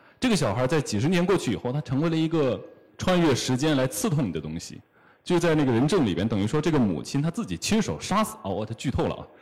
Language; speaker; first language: Chinese; native; Chinese